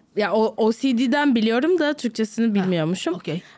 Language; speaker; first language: Turkish; native; Turkish